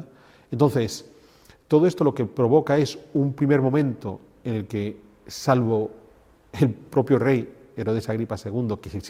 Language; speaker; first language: Spanish; native; Spanish